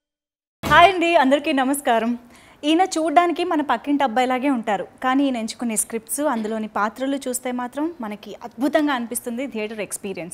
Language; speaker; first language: Telugu; native; Telugu